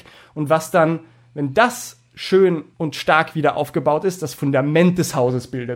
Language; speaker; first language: German; native; German